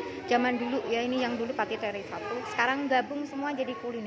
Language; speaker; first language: Indonesian; native; Indonesian